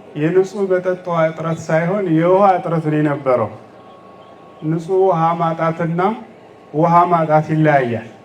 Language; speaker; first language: Amharic; non-native, local second language; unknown